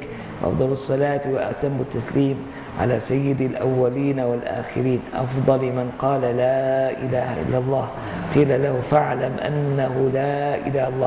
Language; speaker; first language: Arabic; native; Arabic